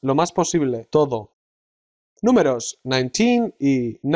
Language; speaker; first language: Spanish; native; Spanish